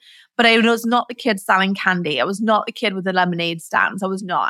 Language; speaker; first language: English; native; English